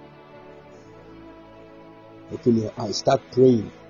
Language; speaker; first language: English; non-native, local second language; Akan